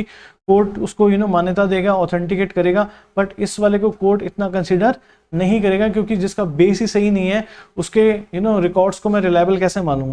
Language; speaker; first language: Hindi; native; Hindi